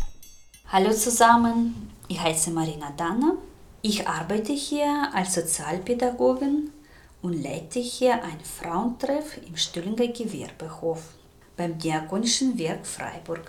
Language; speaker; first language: German; non-native, fluent; Russian